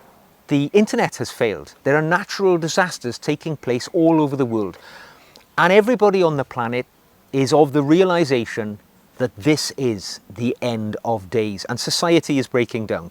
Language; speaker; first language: English; native; English